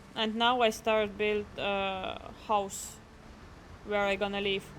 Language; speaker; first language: English; non-native, learner; Estonian